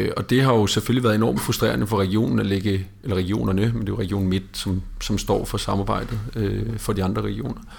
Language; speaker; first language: Danish; native; Danish